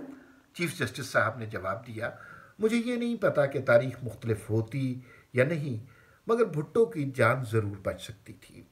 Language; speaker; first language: Urdu; native; Urdu